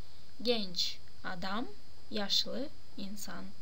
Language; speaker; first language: Turkish; non-native, fluent; Russian